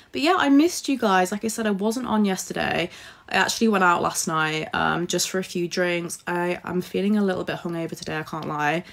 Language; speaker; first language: English; native; English